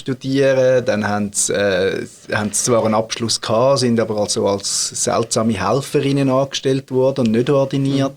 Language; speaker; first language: German; native; German